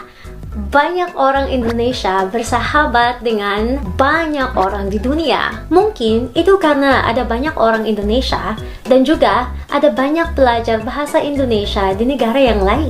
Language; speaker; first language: Indonesian; non-native, learner; Filipino